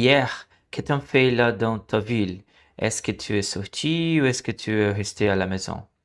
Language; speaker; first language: French; non-native, learner; Portuguese